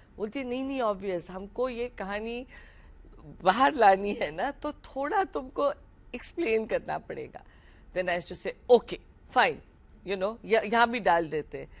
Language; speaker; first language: Hindi; non-native, local second language; Marathi